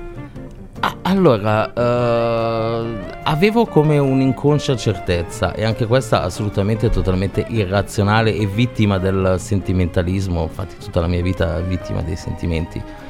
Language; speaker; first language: Italian; native; Italian